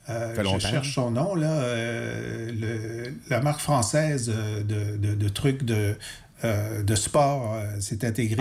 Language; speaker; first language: French; native; French